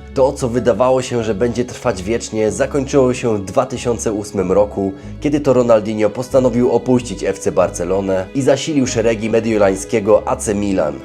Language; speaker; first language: Polish; native; Polish